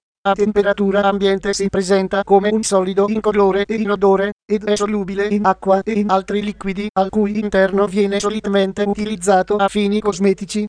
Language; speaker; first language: Italian; native; Italian